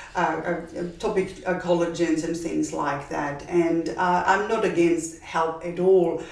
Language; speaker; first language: English; non-native, fluent; German